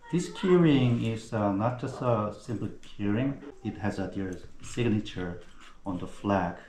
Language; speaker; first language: English; non-native, fluent; Korean